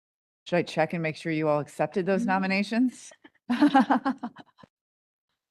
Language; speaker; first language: English; native; English